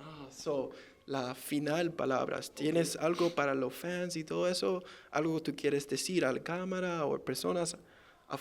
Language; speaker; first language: Spanish; early bilingual, heritage; English